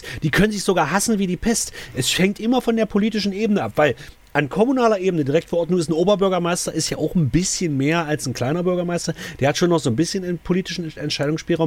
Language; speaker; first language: German; native; German